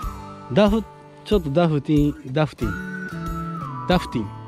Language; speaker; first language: Japanese; native; Japanese